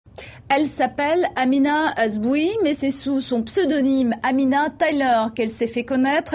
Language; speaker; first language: French; native; French